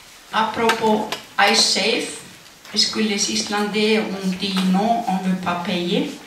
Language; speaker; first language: French; non-native, fluent; Icelandic